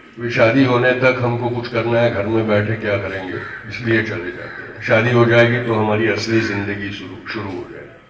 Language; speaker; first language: Hindi; non-native, local second language; Gujarati